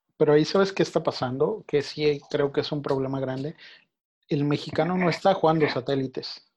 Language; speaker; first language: Spanish; native; Spanish